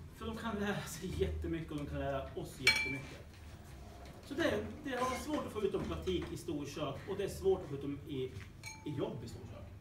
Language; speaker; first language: Swedish; native; Swedish